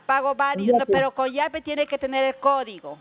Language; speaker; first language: Spanish; native; Spanish